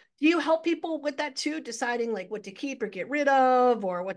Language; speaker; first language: English; native; English